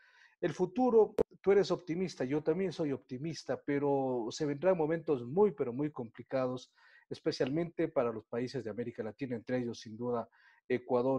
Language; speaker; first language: Spanish; native; Spanish